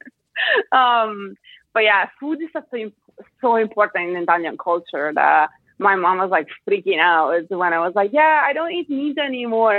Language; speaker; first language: English; non-native, fluent; Italian